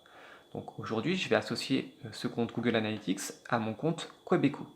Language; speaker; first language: French; native; French